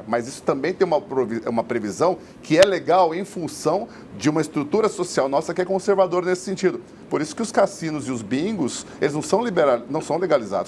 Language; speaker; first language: Portuguese; native; Portuguese